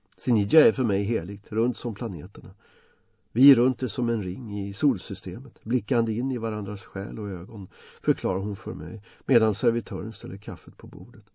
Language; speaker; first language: Swedish; non-native, fluent; Bosnian